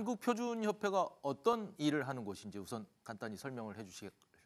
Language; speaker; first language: Korean; native; Korean